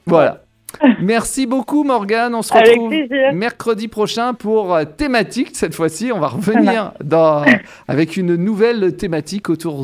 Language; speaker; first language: French; native; French